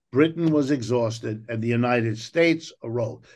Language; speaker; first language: English; native; English